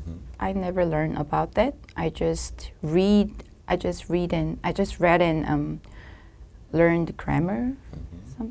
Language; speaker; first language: English; non-native, learner; Korean